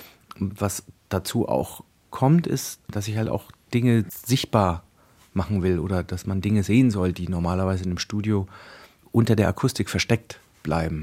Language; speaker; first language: German; native; German